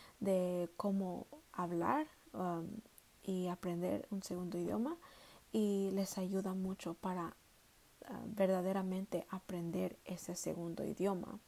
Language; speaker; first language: Spanish; early bilingual, heritage; Spanish